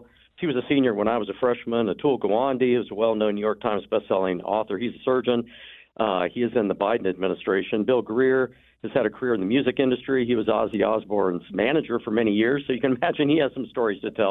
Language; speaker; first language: English; native; English